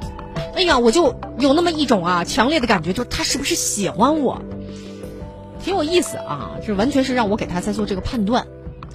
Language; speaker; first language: Chinese; native; Chinese